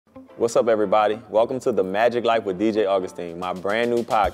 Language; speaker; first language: English; native; English